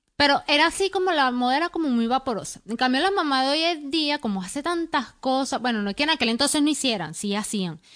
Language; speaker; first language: Spanish; native; Spanish